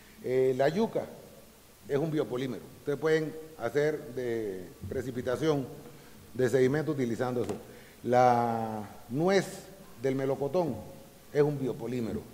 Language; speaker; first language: Spanish; native; Spanish